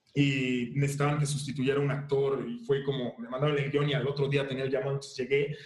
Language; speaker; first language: Spanish; early bilingual, other home language; Haitian Creole